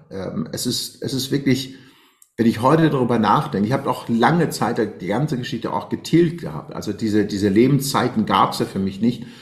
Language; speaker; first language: German; non-native, fluent; Persian